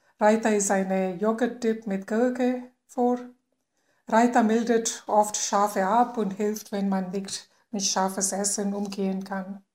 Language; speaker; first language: German; non-native, fluent; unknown